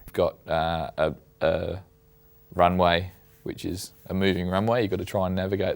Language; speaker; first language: English; native; English